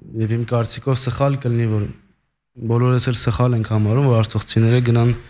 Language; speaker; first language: Armenian; early bilingual, heritage; Armenian